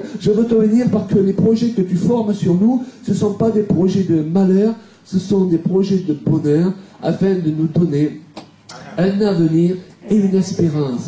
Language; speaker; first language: French; native; French